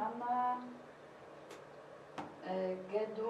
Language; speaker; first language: Indonesian; non-native, learner; Polish